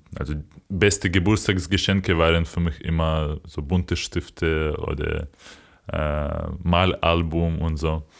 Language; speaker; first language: German; non-native, fluent; Ukrainian